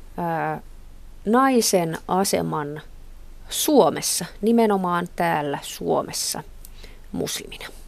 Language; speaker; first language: Finnish; native; Finnish